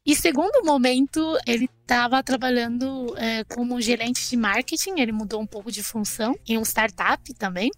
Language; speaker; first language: Portuguese; non-native, fluent; Chinese